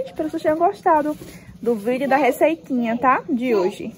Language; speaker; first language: Portuguese; native; Portuguese